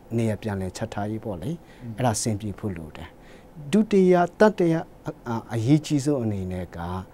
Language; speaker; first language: Burmese; non-native, local second language; Hakha Chin